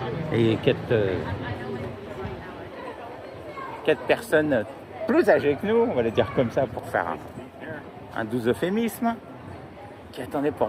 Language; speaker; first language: French; native; French